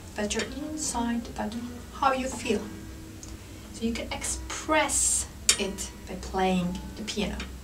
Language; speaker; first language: English; non-native, fluent; Turkish